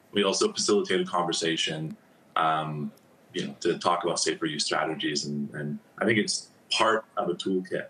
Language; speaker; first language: English; native; English